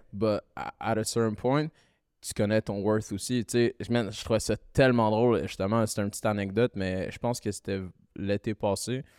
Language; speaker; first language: French; early bilingual, other home language; Malagasy